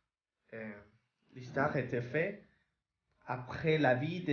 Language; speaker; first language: French; non-native, learner; Spanish